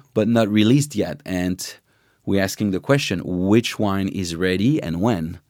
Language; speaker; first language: English; non-native, fluent; French